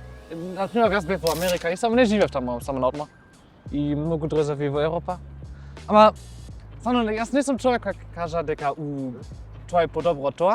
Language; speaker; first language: Macedonian; non-native, fluent; German